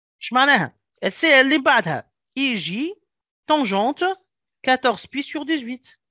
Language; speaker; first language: French; non-native, local second language; Arabic